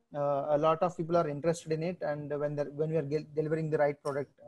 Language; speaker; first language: English; non-native, local second language; Telugu